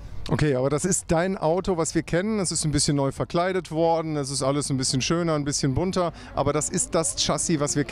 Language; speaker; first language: German; native; German